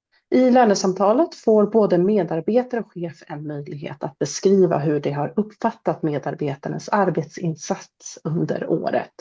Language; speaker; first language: Swedish; native; Swedish